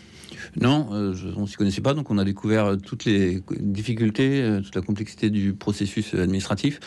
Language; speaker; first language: French; native; French